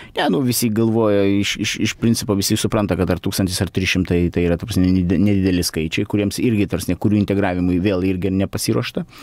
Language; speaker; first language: Lithuanian; native; Lithuanian